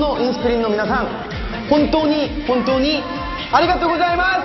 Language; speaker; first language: Japanese; non-native, fluent; Korean